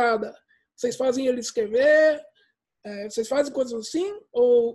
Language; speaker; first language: Portuguese; early bilingual, heritage; Portuguese